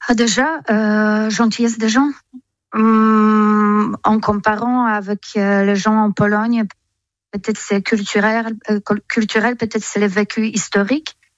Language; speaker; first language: French; non-native, fluent; Polish